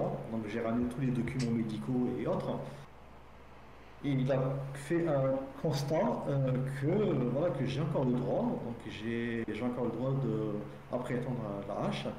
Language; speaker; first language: French; native; French